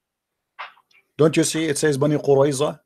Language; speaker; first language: English; non-native, fluent; Arabic